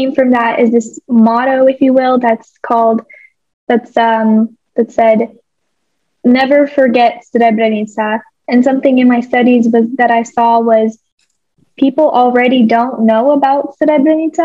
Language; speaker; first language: English; early bilingual, other home language; Bosnian